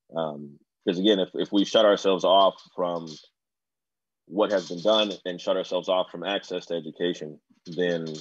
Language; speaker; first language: English; native; English